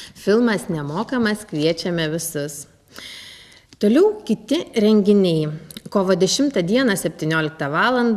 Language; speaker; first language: Lithuanian; native; Lithuanian